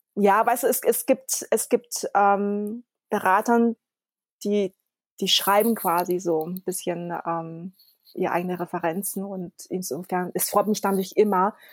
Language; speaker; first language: German; early bilingual, other home language; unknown